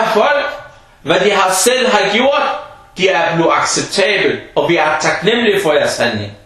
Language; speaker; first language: Danish; early bilingual, other home language; Arabic